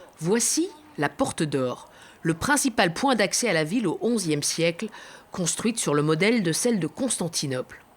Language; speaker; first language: French; native; French